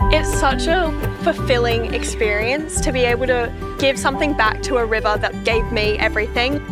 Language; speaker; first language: English; native; English